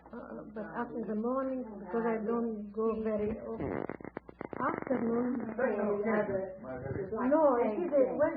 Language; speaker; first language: English; non-native, learner; Ladino